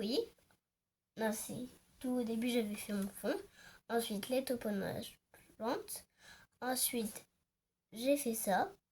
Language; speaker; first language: French; native; French